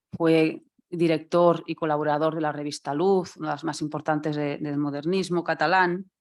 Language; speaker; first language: Spanish; non-native, local second language; Catalan